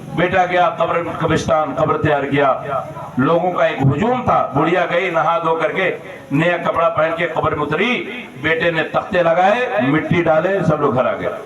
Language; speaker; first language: Urdu; native; Urdu